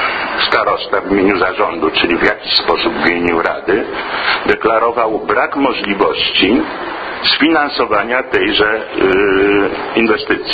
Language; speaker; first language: Polish; native; Polish